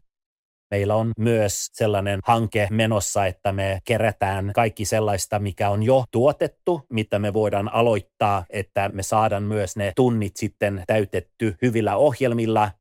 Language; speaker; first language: Finnish; early bilingual, other home language; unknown